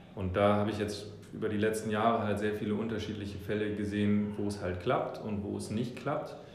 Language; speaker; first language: German; early bilingual, other home language; English